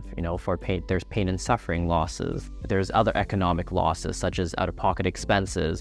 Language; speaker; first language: English; native; English